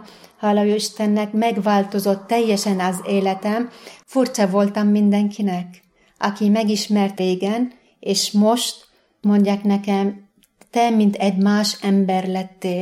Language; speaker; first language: Hungarian; non-native, learner; Arabic